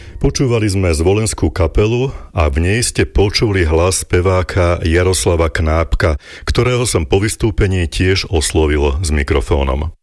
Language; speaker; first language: Slovak; native; Slovak